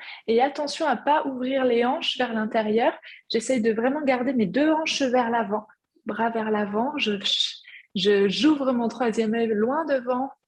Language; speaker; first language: French; native; French